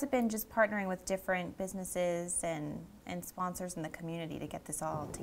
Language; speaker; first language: English; native; English